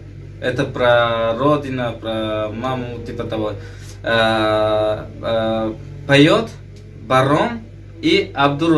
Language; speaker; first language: Russian; non-native, fluent; Tajik